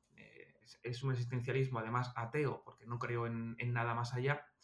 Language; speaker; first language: Spanish; native; Spanish